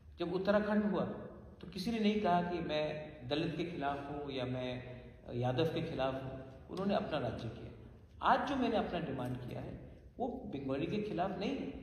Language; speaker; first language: Hindi; non-native, local second language; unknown